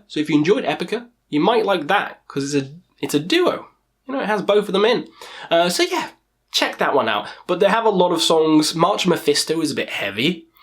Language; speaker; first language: English; native; English